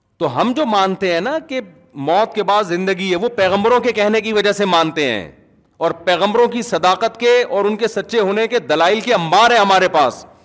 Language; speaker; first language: Urdu; native; Urdu